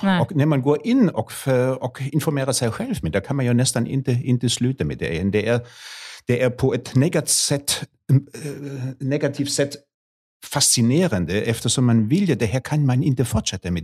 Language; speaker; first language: Swedish; non-native, fluent; German